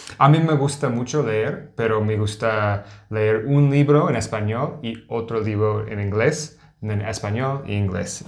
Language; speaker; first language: Spanish; non-native, learner; English